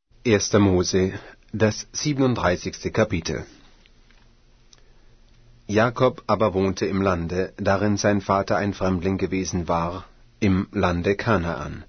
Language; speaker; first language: German; native; German